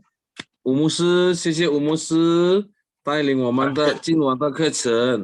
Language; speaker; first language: Chinese; early bilingual, heritage; Chinese